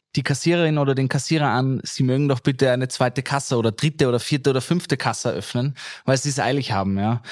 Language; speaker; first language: German; native; German